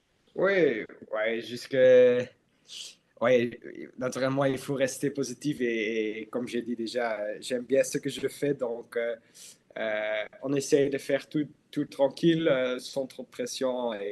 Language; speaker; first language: French; non-native, local second language; Dutch